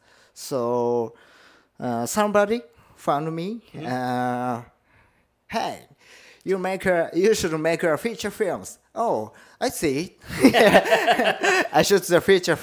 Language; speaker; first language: English; non-native, learner; Japanese